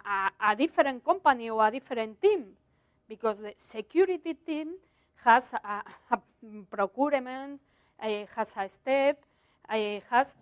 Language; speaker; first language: English; non-native, learner; Spanish